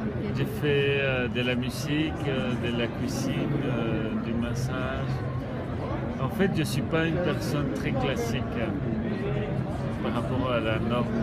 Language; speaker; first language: French; non-native, fluent; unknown